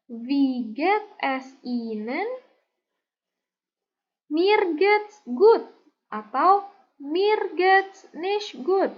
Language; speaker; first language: German; non-native, learner; Indonesian